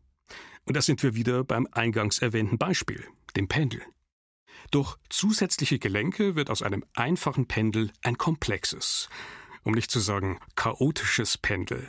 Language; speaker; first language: German; native; German